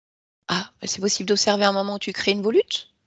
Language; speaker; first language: French; native; French